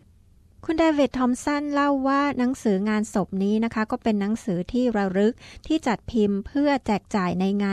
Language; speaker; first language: Thai; native; Thai